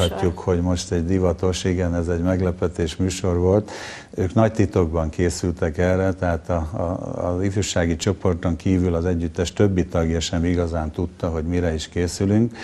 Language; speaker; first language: Hungarian; native; Hungarian